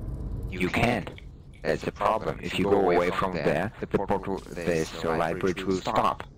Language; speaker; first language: English; non-native, learner; German